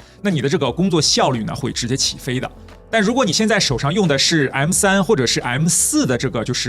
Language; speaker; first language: Chinese; native; Chinese